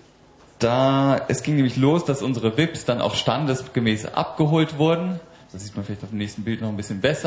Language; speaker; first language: German; native; German